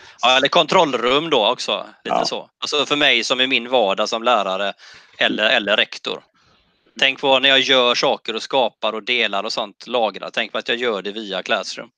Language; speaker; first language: Swedish; native; Swedish